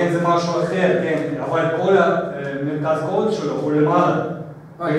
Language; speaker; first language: Hebrew; non-native, fluent; Russian